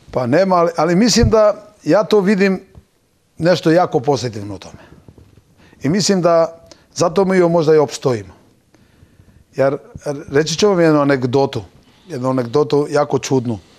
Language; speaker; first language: Serbian; non-native, local second language; Turkish